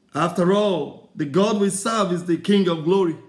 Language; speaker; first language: English; non-native, local second language; Yoruba